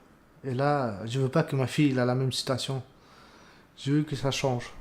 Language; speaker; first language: French; non-native, learner; Romanian